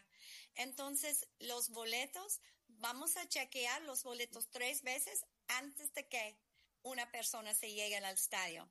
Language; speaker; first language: Spanish; non-native, learner; English